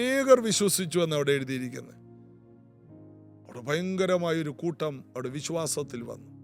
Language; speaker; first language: Malayalam; native; Malayalam